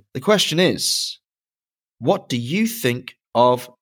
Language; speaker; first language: English; native; English